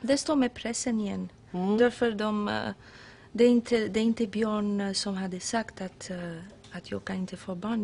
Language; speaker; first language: Swedish; non-native, fluent; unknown